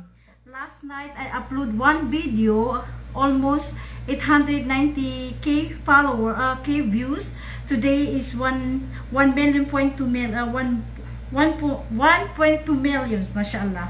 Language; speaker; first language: English; non-native, local second language; Filipino